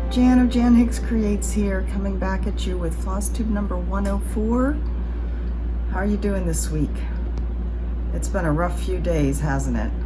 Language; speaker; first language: English; native; English